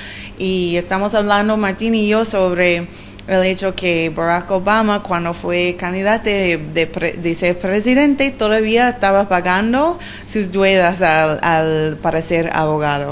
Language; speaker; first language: Spanish; non-native, learner; English